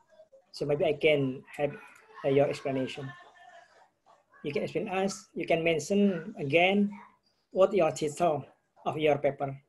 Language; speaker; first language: English; non-native, fluent; Indonesian